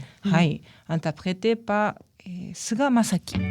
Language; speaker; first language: French; non-native, learner; Japanese